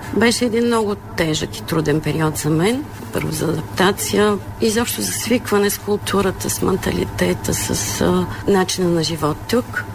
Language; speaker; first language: Bulgarian; non-native, local second language; Turkish